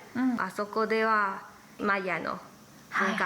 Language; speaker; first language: Japanese; non-native, learner; Spanish